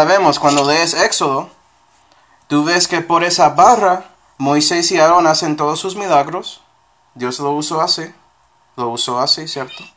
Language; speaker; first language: Spanish; non-native, fluent; English